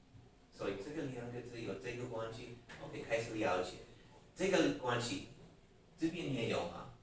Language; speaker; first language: Chinese; non-native, fluent; English